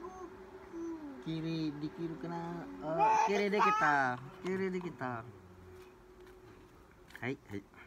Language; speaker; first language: Japanese; non-native, learner; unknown